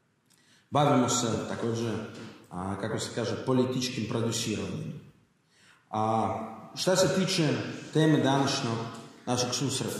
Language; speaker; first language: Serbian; non-native, learner; Russian